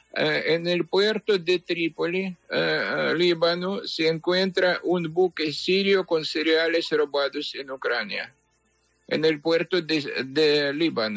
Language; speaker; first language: Spanish; non-native, fluent; Ukrainian